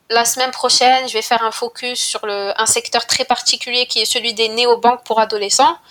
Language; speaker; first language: French; non-native, local second language; Arabic